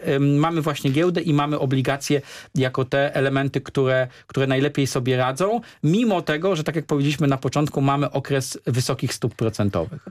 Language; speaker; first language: Polish; native; Polish